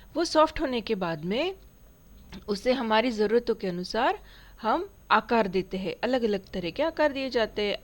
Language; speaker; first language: Hindi; non-native, local second language; Marathi